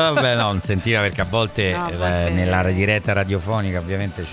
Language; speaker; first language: Italian; native; Italian